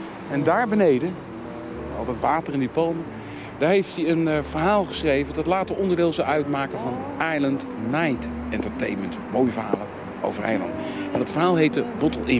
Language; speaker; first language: Dutch; native; Dutch